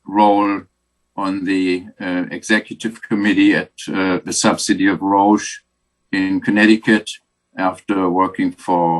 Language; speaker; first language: English; non-native, fluent; German